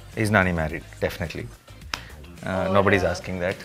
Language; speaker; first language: English; non-native, local second language; Telugu